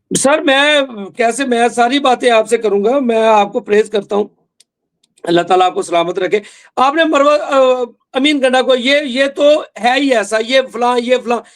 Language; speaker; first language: Urdu; non-native, local second language; Punjabi